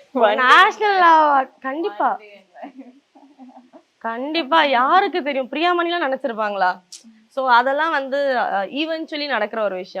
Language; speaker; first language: Tamil; native; Tamil